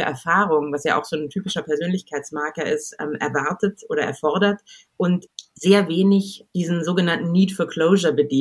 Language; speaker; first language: German; native; German